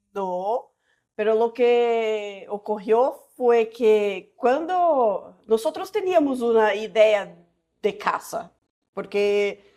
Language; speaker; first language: Spanish; non-native, fluent; Portuguese